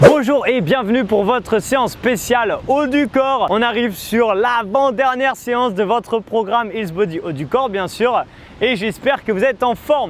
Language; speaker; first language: French; native; French